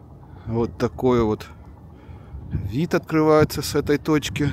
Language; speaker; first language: Russian; native; Russian